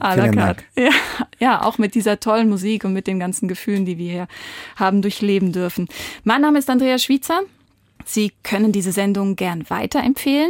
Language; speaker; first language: German; native; German